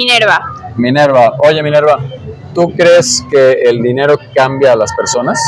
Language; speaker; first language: Spanish; native; Spanish